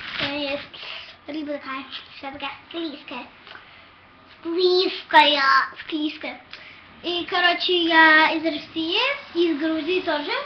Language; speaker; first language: Russian; early bilingual, heritage; Russian